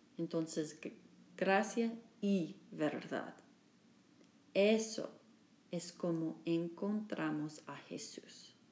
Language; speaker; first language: Spanish; non-native, learner; English